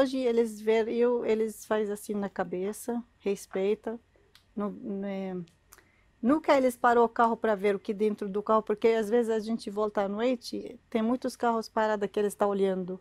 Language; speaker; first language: Portuguese; non-native, learner; Arabic